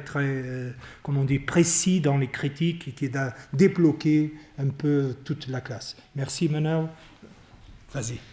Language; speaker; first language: French; non-native, fluent; Portuguese